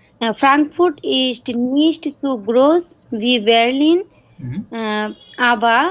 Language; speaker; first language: German; non-native, learner; Bangla